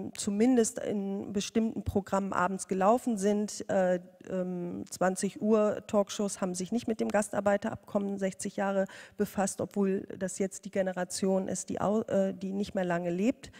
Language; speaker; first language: German; native; German